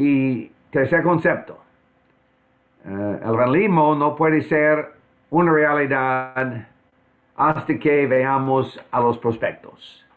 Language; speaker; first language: Spanish; non-native, fluent; English